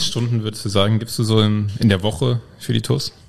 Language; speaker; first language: German; native; German